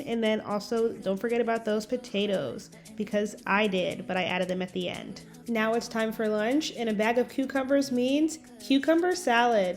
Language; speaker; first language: English; native; English